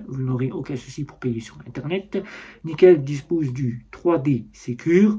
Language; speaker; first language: French; native; French